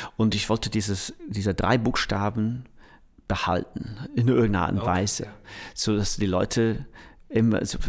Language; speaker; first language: German; non-native, fluent; English